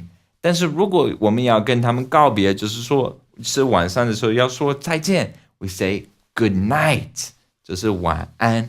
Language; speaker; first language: Chinese; non-native, fluent; English